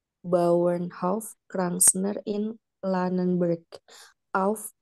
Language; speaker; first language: German; non-native, learner; Indonesian